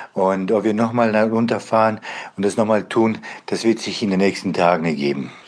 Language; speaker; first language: German; non-native, fluent; Bosnian